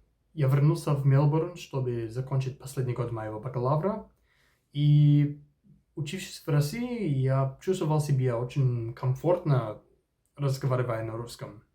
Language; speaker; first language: Russian; non-native, fluent; English